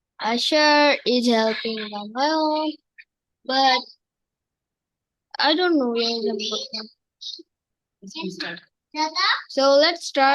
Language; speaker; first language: English; non-native, local second language; Urdu